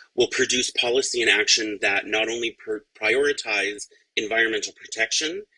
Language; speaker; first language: English; native; English